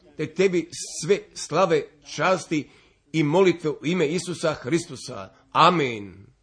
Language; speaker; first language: Serbian; early bilingual, heritage; Serbian